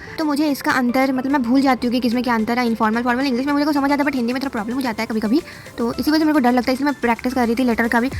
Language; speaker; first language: Hindi; native; Hindi